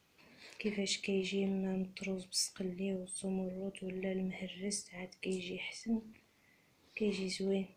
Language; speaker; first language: Arabic; native; Arabic